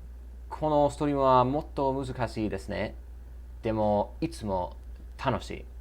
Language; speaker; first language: Japanese; non-native, learner; English